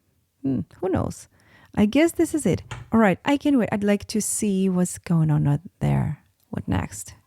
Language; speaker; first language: English; non-native, fluent; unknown